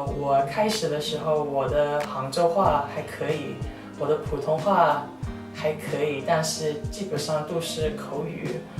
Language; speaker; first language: Chinese; early bilingual, heritage; English